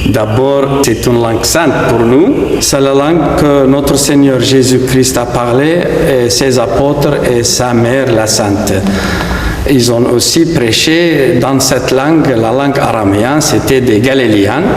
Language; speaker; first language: French; non-native, fluent; Aramaic